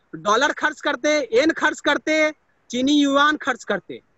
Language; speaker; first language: Hindi; native; Hindi